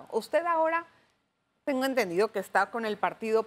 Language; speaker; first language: Spanish; native; Spanish